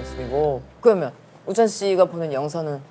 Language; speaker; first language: Korean; native; Korean